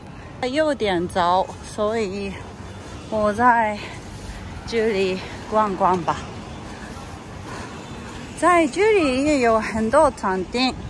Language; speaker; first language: Chinese; non-native, learner; Japanese